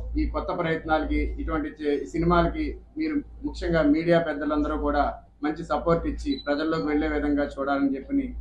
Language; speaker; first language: Telugu; native; Telugu